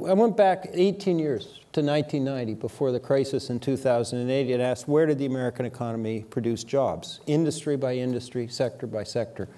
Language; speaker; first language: English; native; English